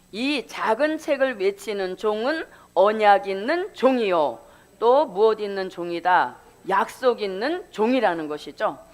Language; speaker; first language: Korean; native; Korean